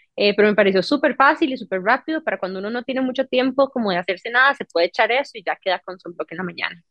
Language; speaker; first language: Spanish; native; Spanish